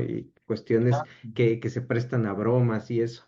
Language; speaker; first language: Spanish; native; Spanish